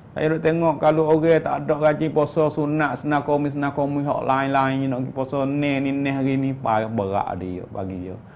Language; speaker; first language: Malay; native; Malay